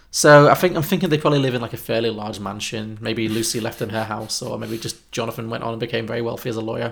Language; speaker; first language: English; native; English